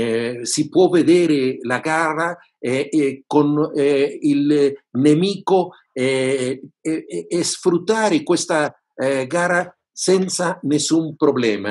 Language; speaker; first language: Italian; non-native, fluent; Spanish